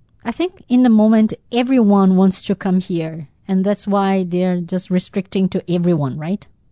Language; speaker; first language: English; non-native, fluent; Portuguese